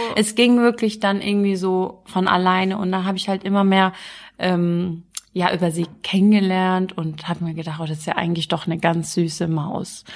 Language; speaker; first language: German; early bilingual, other home language; Arabic